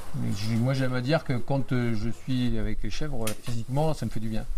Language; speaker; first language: French; native; French